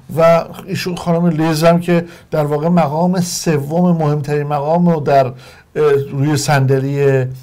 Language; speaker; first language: Persian; native; Persian